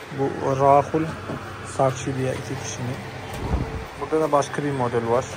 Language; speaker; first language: Turkish; non-native, fluent; Malayalam